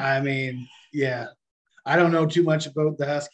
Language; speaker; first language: English; native; English